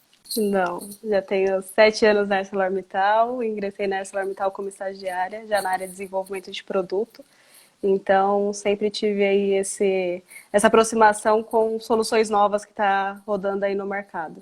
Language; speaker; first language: Portuguese; native; Portuguese